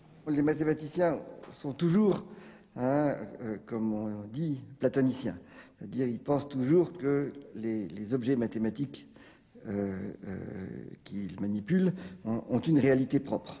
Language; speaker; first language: French; native; French